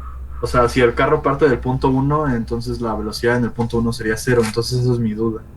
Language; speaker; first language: Spanish; native; Spanish